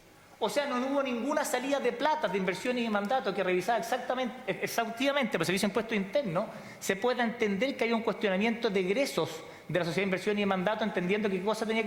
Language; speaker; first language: Spanish; native; Spanish